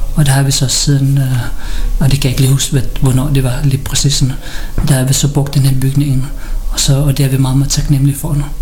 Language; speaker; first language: Danish; early bilingual, other home language; Filipino